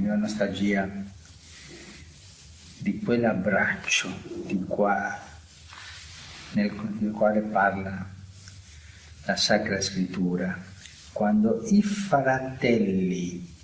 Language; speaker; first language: Italian; non-native, fluent; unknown